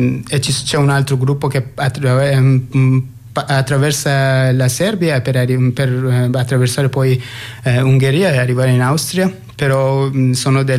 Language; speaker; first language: Italian; non-native, fluent; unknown